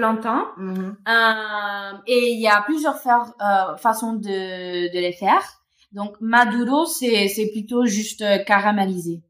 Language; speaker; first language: French; non-native, fluent; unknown